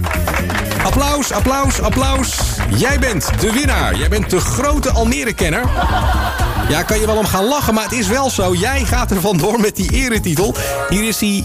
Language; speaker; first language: Dutch; native; Dutch